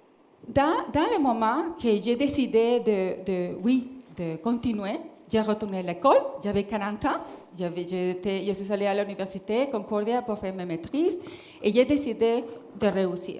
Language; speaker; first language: French; non-native, fluent; Spanish